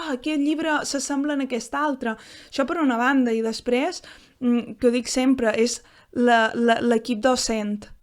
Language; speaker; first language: Catalan; native; Catalan